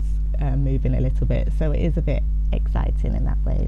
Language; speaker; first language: English; native; English